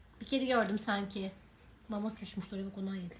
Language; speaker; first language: Turkish; native; Turkish